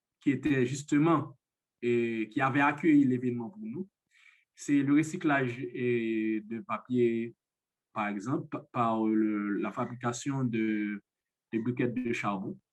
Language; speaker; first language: French; non-native, local second language; Haitian Creole